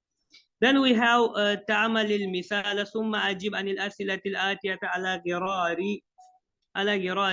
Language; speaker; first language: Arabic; non-native, fluent; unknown